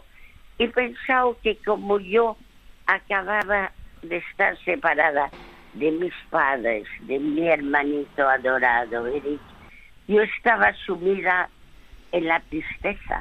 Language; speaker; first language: Spanish; early bilingual, other home language; French